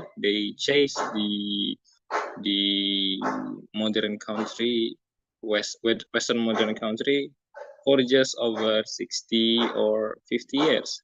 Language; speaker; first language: English; non-native, learner; Indonesian